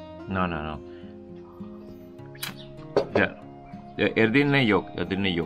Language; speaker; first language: Turkish; non-native, learner; Hindi